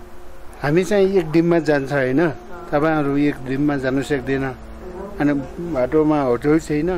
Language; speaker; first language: Nepali; non-native, local second language; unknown